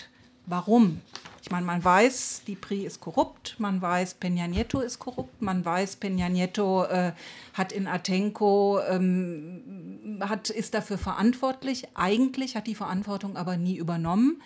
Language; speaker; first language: German; native; German